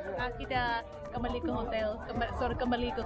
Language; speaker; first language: Indonesian; non-native, fluent; Vietnamese